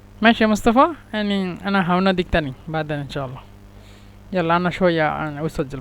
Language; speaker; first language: Arabic; non-native, fluent; Bangla